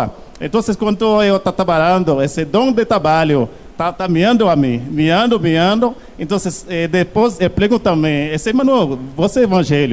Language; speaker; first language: Portuguese; non-native, learner; Haitian Creole